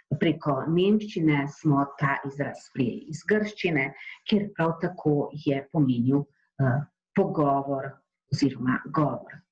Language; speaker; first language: Slovenian; native; Slovenian